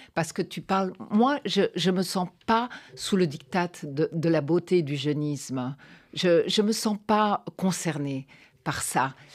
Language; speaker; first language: French; native; French